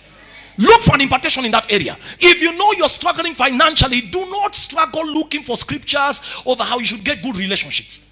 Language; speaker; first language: English; non-native, local second language; Swahili